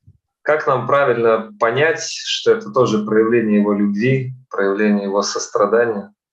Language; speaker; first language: Russian; native; Russian